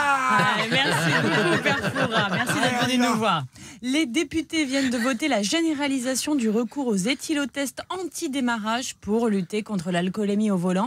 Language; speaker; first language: French; native; French